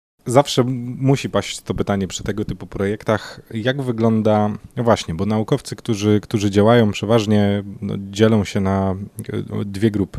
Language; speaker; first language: Polish; native; Polish